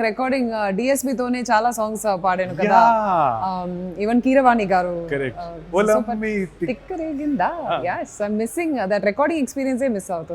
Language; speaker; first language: Telugu; non-native, fluent; Malayalam